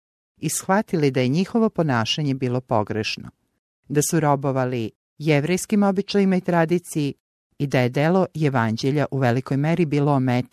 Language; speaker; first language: Serbian; native; Serbian